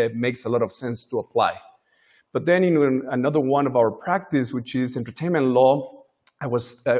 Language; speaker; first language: English; non-native, fluent; Spanish